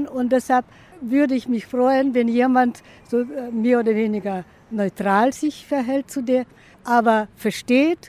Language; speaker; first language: German; non-native, fluent; Russian